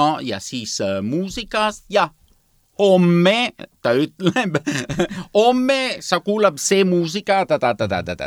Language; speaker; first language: Estonian; non-native, learner; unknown